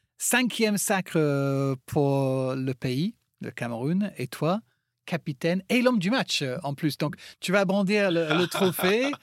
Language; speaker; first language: French; non-native, fluent; English